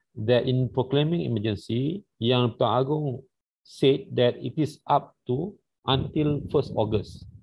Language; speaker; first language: English; non-native, local second language; Malay